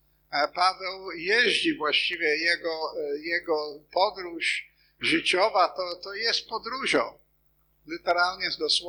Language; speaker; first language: Polish; non-native, fluent; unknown